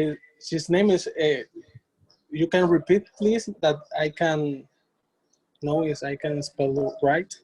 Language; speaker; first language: English; non-native, learner; Spanish